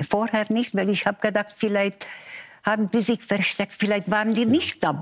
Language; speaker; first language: German; non-native, fluent; Hungarian